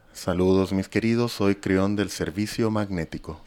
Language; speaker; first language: Spanish; native; Spanish